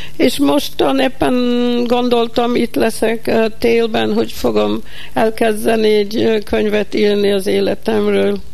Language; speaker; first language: Hungarian; early bilingual, heritage; Hungarian